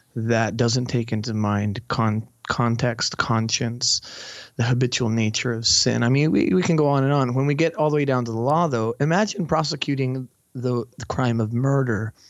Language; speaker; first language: English; native; English